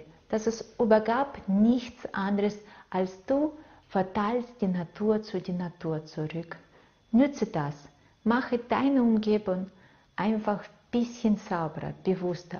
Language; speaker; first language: German; non-native, fluent; Russian